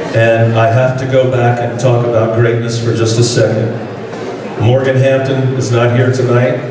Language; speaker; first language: English; native; English